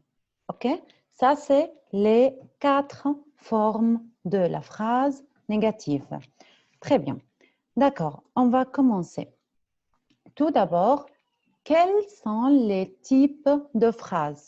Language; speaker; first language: French; non-native, fluent; Arabic